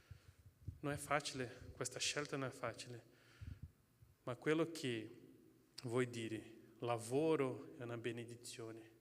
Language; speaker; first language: Italian; non-native, fluent; Portuguese